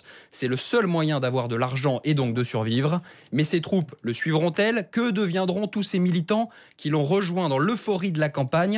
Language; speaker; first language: French; native; French